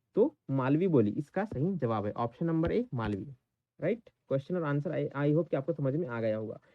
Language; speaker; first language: Hindi; native; Hindi